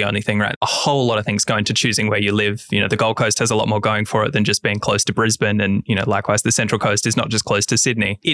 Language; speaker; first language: English; native; English